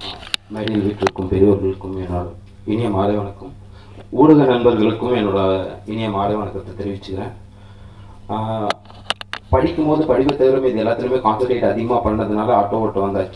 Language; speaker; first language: Tamil; native; Tamil